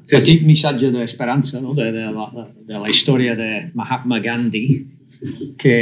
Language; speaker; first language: Catalan; non-native, fluent; English